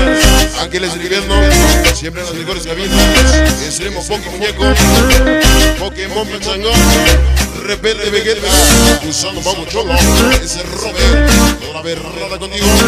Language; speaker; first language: Spanish; native; Spanish